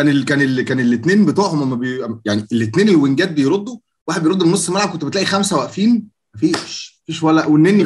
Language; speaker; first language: Arabic; native; Arabic